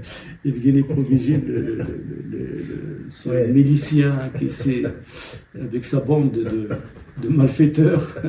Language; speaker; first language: French; non-native, local second language; Tachelhit